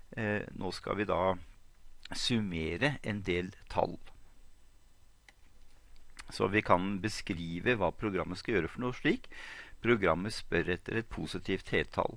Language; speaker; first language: Norwegian; native; Norwegian